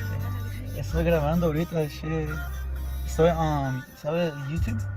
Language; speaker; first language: Spanish; early bilingual, heritage; English